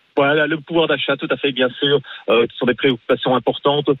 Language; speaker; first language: French; native; French